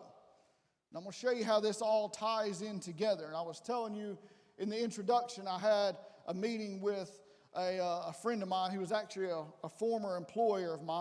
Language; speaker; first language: English; native; English